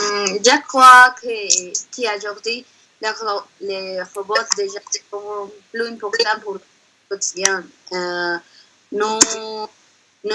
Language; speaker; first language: French; non-native, learner; Spanish